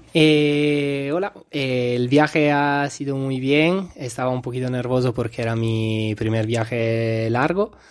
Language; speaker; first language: Spanish; non-native, learner; Italian